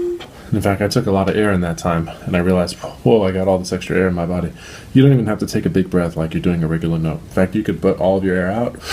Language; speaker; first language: English; native; English